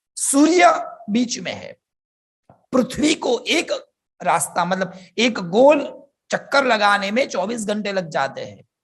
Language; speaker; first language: Hindi; non-native, local second language; Gujarati